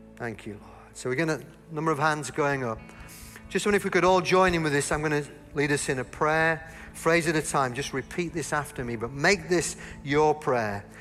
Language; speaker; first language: English; native; English